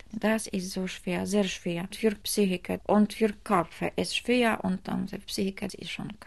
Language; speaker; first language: German; non-native, learner; Polish